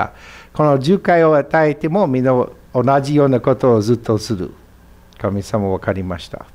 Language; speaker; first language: Japanese; non-native, fluent; English